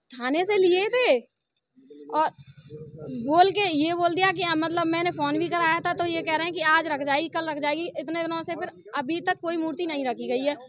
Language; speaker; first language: Hindi; native; Hindi